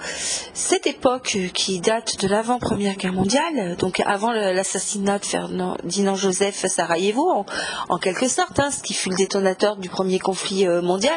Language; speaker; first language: French; native; French